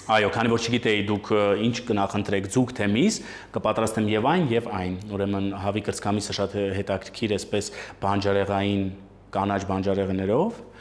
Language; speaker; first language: Armenian; early bilingual, heritage; Armenian